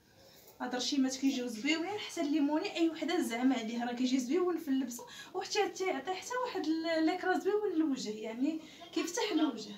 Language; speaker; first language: Arabic; native; Arabic